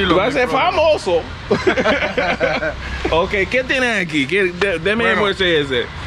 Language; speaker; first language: Spanish; non-native, learner; English